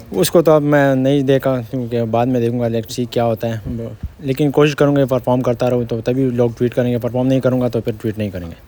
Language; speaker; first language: Urdu; non-native, local second language; Pashto